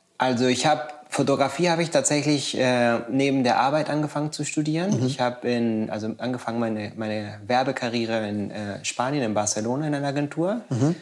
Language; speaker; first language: German; non-native, fluent; Spanish